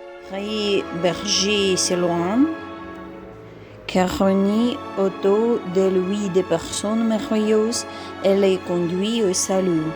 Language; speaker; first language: French; non-native, learner; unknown